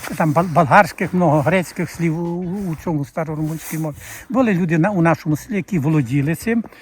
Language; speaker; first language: Ukrainian; native; Ukrainian